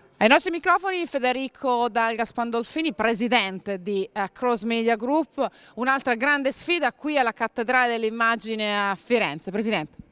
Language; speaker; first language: Italian; native; Italian